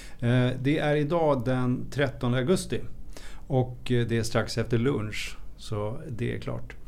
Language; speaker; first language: Swedish; native; Swedish